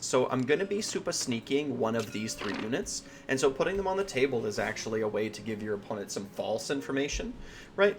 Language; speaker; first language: English; native; English